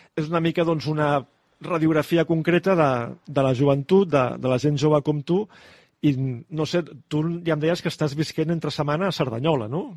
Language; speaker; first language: Catalan; native; Catalan